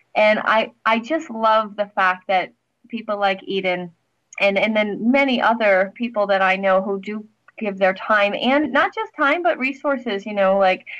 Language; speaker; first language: English; native; English